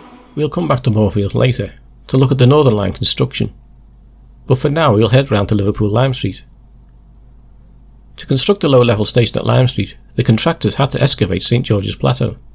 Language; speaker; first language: English; native; English